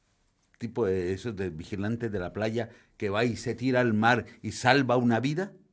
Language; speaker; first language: Spanish; native; Spanish